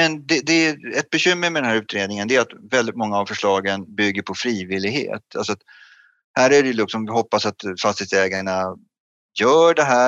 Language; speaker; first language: Swedish; native; Swedish